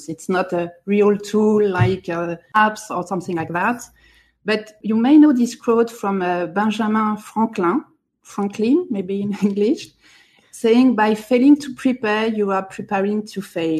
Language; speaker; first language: English; non-native, fluent; French